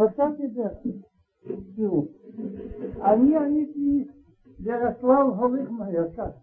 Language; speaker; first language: Hebrew; non-native, learner; Russian